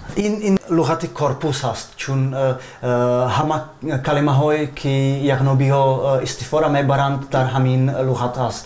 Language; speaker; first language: Persian; non-native, fluent; Czech